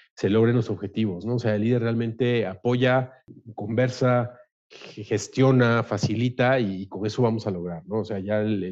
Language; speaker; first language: Spanish; native; Spanish